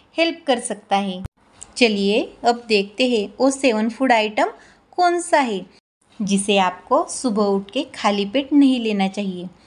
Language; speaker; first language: Hindi; non-native, local second language; Marathi